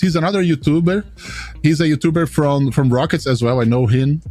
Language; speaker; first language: English; non-native, fluent; Portuguese